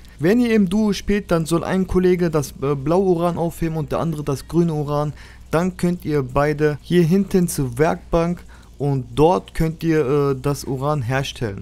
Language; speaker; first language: German; native; German